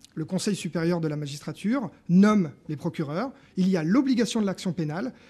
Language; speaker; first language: French; native; French